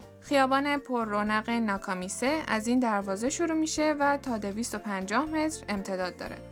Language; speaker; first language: Persian; native; Persian